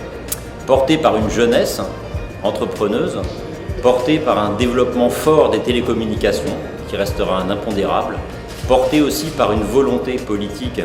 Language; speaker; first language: French; native; French